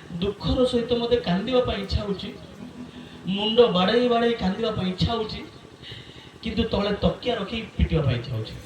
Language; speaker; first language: Odia; non-native, local second language; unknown